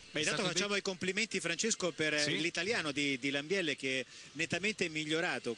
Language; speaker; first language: Italian; native; Italian